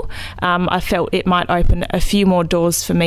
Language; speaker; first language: English; native; English